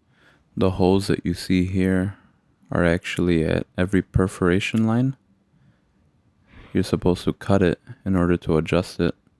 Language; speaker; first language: English; native; English